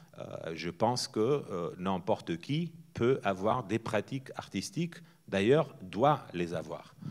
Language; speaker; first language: French; non-native, fluent; Portuguese